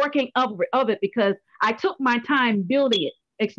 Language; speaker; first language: English; native; English